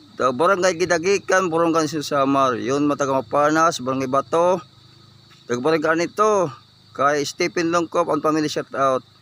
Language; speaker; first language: Filipino; non-native, local second language; Waray